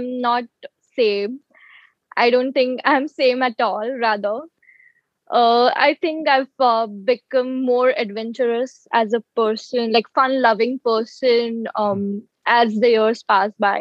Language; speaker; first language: English; non-native, local second language; Gujarati